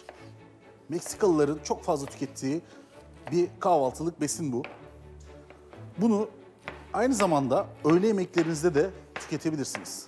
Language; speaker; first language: Turkish; native; Turkish